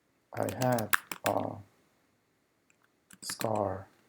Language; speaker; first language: English; non-native, fluent; Spanish